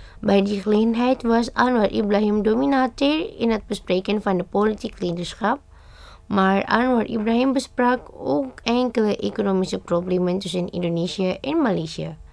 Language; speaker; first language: Dutch; non-native, fluent; Indonesian